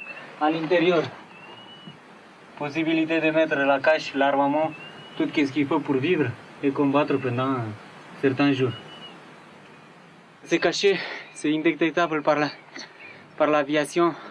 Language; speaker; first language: French; non-native, fluent; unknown